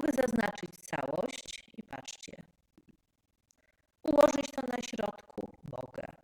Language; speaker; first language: Polish; native; Polish